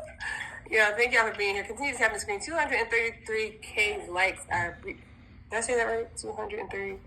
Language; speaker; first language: English; native; English